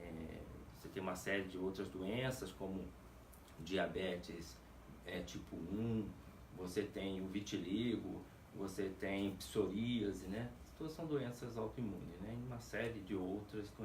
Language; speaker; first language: Portuguese; native; Portuguese